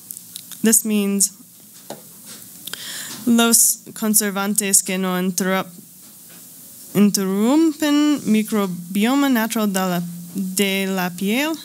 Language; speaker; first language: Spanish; non-native, learner; English